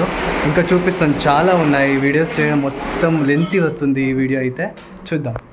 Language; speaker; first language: Telugu; non-native, local second language; Kannada